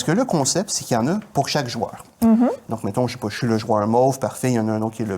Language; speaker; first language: French; native; French